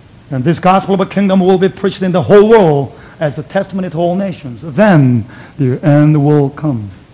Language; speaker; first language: English; non-native, fluent; Korean